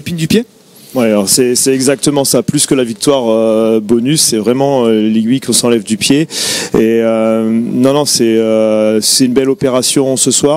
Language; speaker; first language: French; native; French